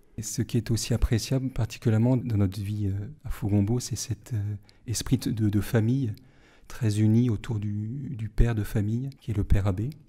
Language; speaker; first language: French; native; French